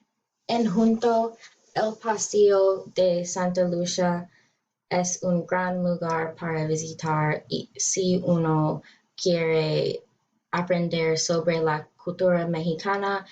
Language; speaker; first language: Spanish; non-native, learner; English